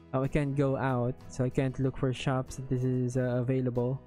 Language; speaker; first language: English; non-native, local second language; Filipino